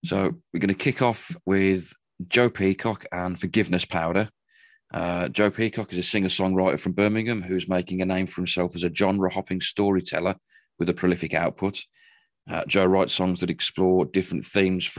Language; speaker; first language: English; native; English